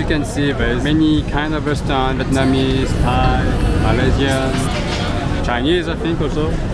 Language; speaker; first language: English; non-native, fluent; French